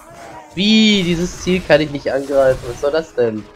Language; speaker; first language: German; native; German